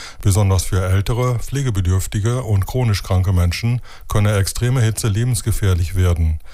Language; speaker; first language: German; native; German